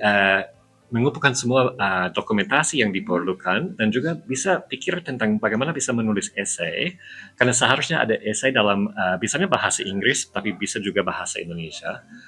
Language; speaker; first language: Indonesian; non-native, fluent; English